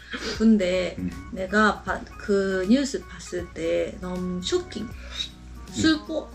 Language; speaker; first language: Korean; non-native, learner; Japanese